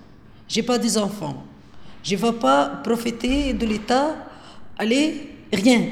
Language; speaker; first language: French; non-native, local second language; Arabic